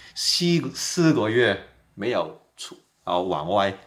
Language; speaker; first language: Chinese; non-native, local second language; Cantonese